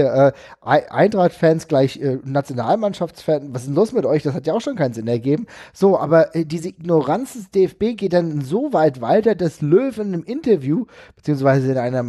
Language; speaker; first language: German; native; German